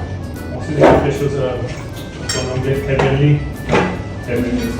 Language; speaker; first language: French; non-native, learner; Hindi